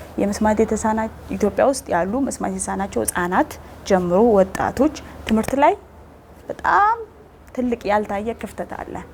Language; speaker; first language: Amharic; native; Amharic